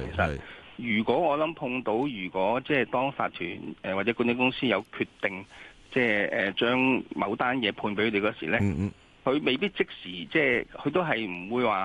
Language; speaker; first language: Cantonese; native; Cantonese